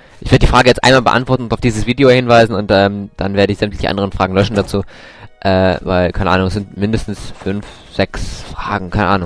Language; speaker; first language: German; native; German